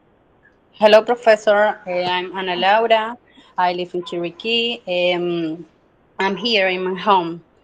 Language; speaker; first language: English; non-native, fluent; Spanish